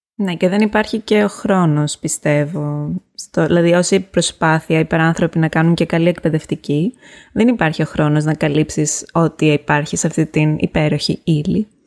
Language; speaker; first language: Greek; native; Greek